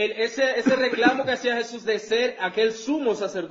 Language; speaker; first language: Spanish; native; Spanish